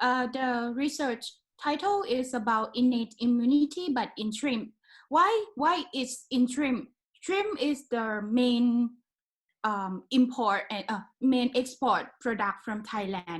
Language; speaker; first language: English; non-native, learner; Thai